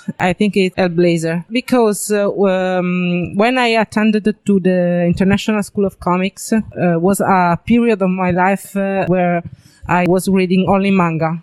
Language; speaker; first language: English; non-native, learner; Italian